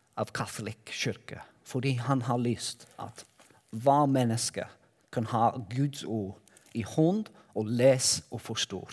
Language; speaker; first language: Norwegian; non-native, learner; Welsh